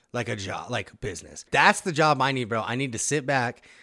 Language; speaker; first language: English; native; English